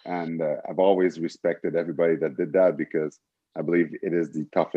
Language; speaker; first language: English; native; English